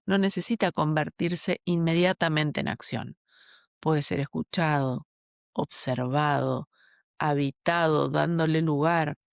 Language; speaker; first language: Spanish; native; Spanish